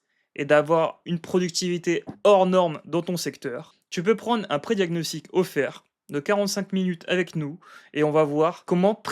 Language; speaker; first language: French; native; French